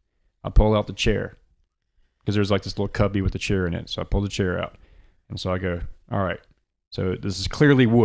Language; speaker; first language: English; native; English